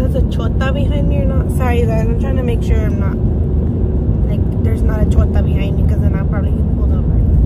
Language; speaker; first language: English; early bilingual, other home language; Spanish